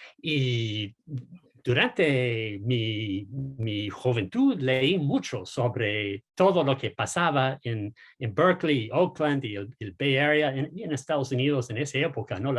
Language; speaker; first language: Spanish; non-native, fluent; English